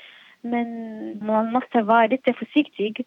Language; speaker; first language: Swedish; non-native, fluent; Arabic